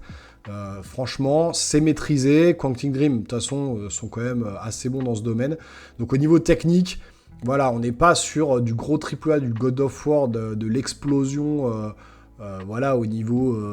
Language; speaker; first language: French; native; French